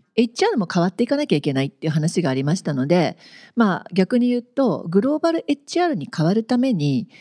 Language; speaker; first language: Japanese; native; Japanese